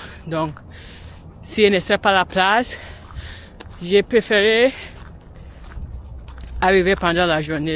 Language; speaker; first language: French; non-native, learner; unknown